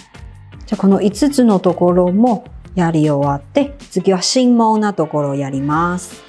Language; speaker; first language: Japanese; non-native, fluent; Chinese